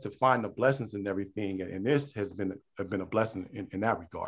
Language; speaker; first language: English; native; English